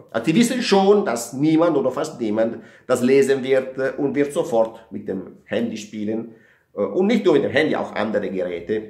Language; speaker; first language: German; non-native, fluent; Italian